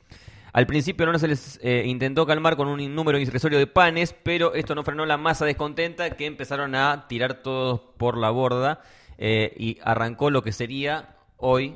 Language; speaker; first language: Spanish; native; Spanish